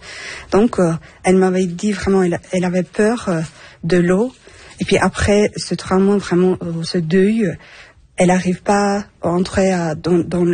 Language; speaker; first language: French; non-native, fluent; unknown